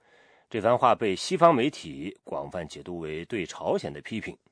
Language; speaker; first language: Chinese; native; Chinese